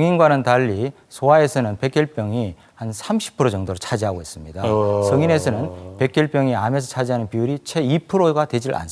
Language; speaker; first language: Korean; native; Korean